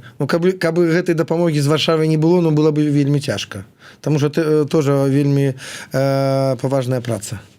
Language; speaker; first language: Belarusian; non-native, local second language; Russian